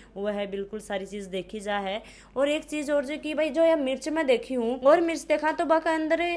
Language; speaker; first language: Hindi; native; Hindi